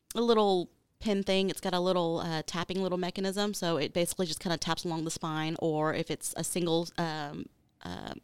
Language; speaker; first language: English; native; English